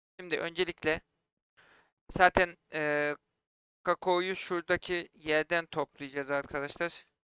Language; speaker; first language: Turkish; native; Turkish